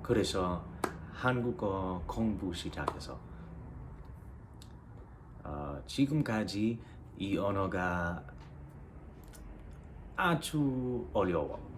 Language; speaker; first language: Korean; non-native, learner; English